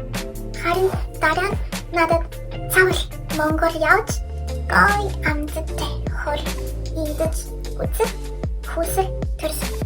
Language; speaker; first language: Mongolian; non-native, learner; Spanish